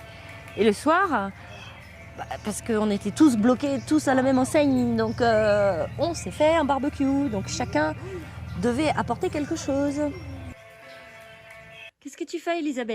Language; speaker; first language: French; native; French